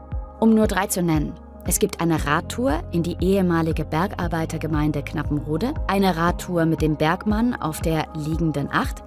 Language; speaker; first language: German; native; German